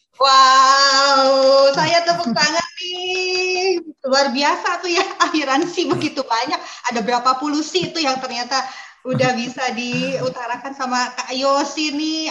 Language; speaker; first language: Indonesian; native; Indonesian